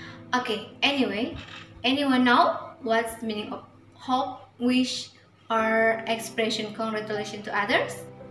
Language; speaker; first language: English; non-native, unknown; Indonesian